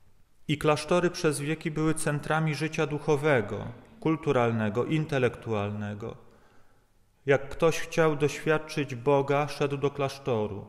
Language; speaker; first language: Polish; native; Polish